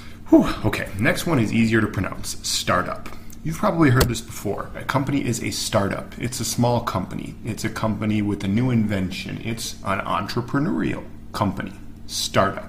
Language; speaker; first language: English; native; English